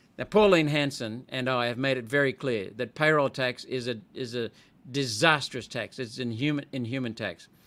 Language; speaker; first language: English; native; English